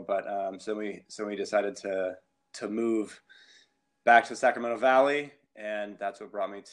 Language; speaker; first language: English; native; English